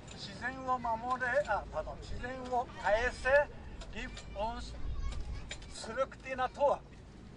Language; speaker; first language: German; non-native, fluent; Japanese